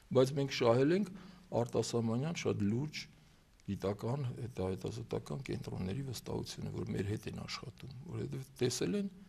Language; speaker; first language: Armenian; native; Armenian